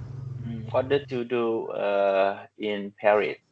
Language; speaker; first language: English; non-native, learner; Vietnamese